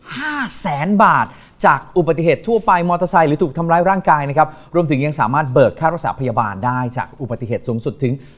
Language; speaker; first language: Thai; native; Thai